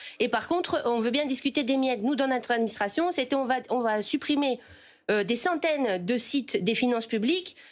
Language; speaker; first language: French; native; French